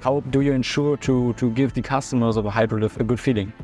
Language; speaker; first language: English; non-native, fluent; German